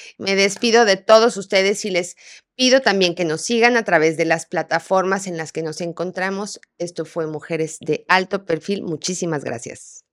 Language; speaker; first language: Spanish; native; Spanish